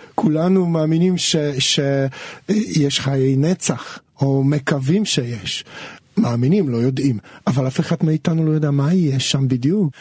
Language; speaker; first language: Hebrew; non-native, fluent; Polish